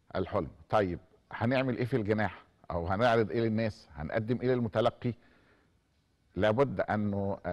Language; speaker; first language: Arabic; native; Arabic